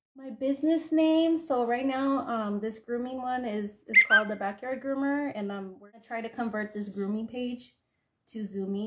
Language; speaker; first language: English; native; English